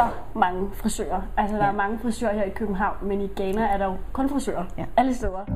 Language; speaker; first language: Danish; native; Danish